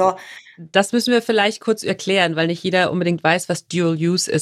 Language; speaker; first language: German; native; German